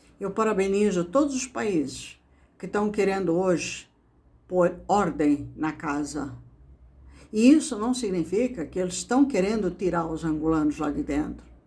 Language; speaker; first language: Portuguese; native; Portuguese